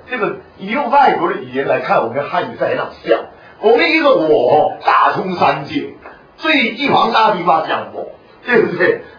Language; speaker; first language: Chinese; non-native, local second language; Hakka Chinese